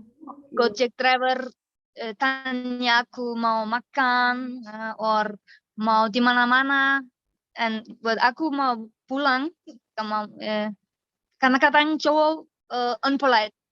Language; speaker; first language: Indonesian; non-native, learner; Icelandic